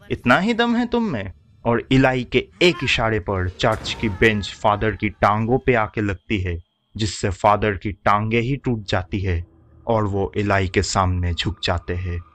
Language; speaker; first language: Hindi; native; Hindi